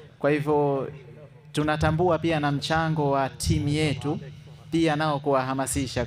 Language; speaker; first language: Swahili; native; Swahili